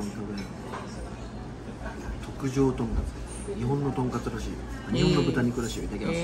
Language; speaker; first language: Japanese; native; Japanese